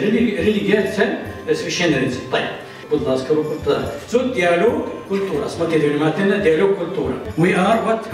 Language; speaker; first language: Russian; non-native, learner; Arabic